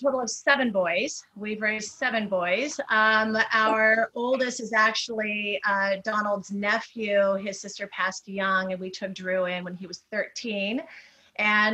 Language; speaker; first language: English; native; English